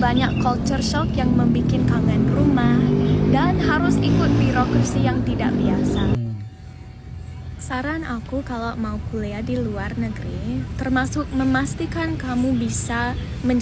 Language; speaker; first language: Indonesian; non-native, fluent; English